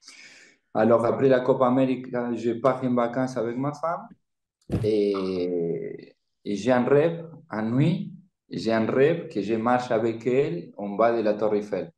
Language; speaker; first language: French; non-native, fluent; Spanish